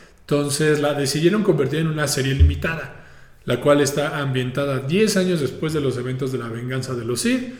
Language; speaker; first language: Spanish; native; Spanish